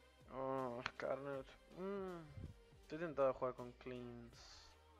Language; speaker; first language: Spanish; native; Spanish